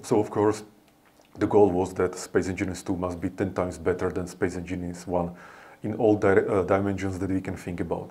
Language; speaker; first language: English; non-native, fluent; Slovak